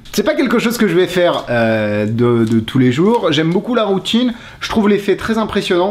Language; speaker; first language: French; native; French